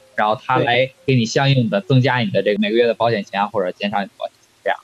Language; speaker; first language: Chinese; native; Chinese